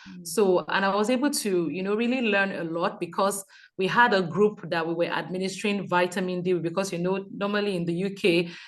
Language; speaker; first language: English; non-native, local second language; Yoruba